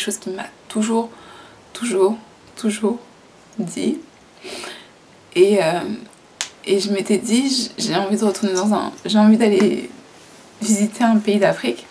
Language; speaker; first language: French; native; French